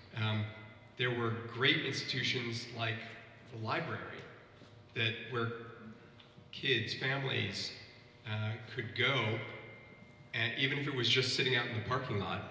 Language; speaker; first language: English; native; English